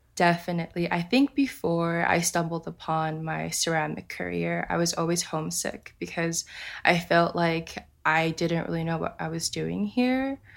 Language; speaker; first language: English; early bilingual, other home language; Japanese